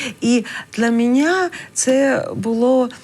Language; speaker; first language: Ukrainian; non-native, learner; English